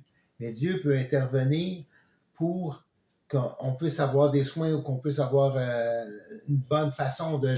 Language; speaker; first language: French; native; French